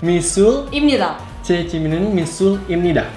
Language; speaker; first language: Korean; non-native, learner; Indonesian